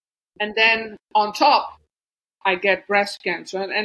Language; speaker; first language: English; non-native, fluent; Dutch